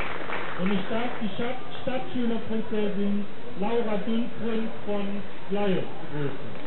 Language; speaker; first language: German; native; German